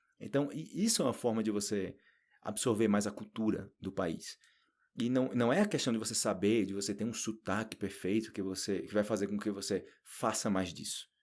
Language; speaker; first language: Portuguese; native; Portuguese